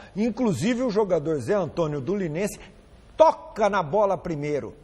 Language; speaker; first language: Portuguese; native; Portuguese